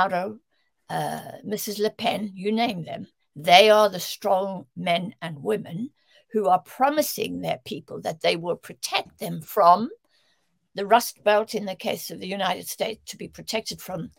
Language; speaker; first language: English; native; English